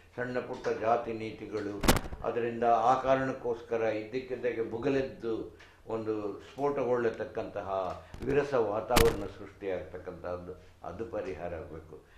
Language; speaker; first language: Kannada; native; Kannada